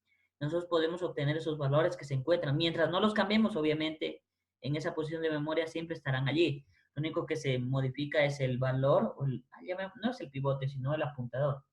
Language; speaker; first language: Spanish; native; Spanish